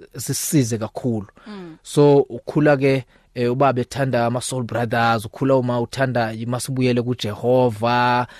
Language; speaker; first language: Zulu; non-native, local second language; Xhosa